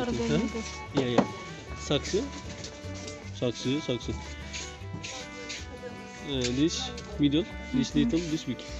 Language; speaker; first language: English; non-native, learner; Turkish